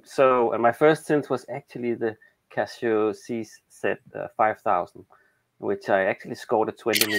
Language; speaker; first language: English; non-native, fluent; Danish